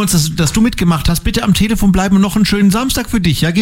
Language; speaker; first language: German; native; German